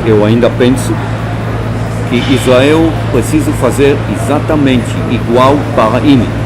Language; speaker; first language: Portuguese; non-native, fluent; Hebrew